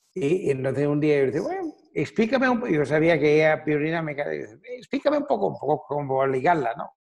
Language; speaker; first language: Spanish; non-native, fluent; Danish